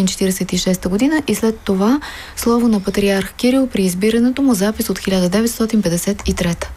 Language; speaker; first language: Bulgarian; native; Bulgarian